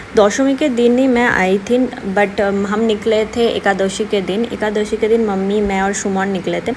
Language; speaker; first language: Hindi; non-native, local second language; Bangla